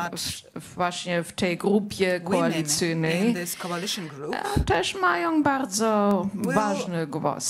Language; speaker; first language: Polish; non-native, fluent; German